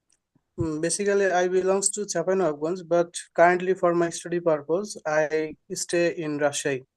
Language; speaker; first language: English; non-native, fluent; Bangla